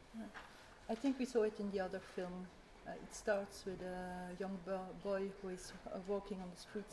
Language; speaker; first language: English; non-native, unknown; French